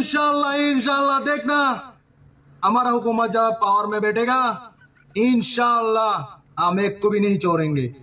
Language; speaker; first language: Hindi; non-native, learner; Bangla